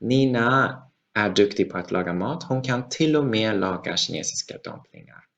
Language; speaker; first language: Swedish; non-native, fluent; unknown